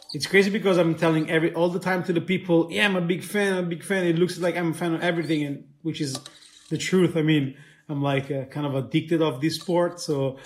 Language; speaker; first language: English; non-native, fluent; Italian